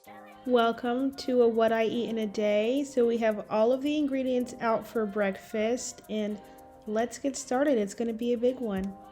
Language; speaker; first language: English; native; English